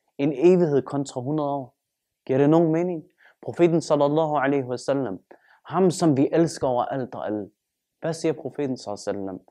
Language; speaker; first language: Danish; early bilingual, other home language; Turkish